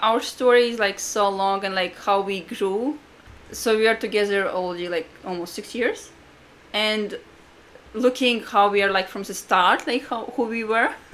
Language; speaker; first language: English; non-native, fluent; Latvian